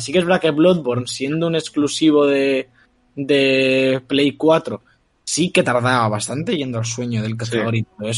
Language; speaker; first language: Spanish; native; Spanish